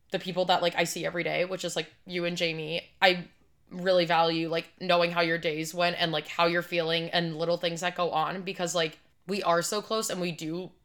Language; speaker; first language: English; native; English